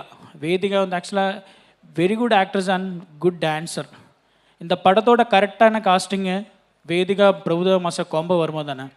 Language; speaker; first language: Tamil; non-native, learner; Malayalam